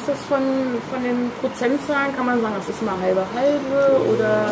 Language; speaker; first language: German; native; German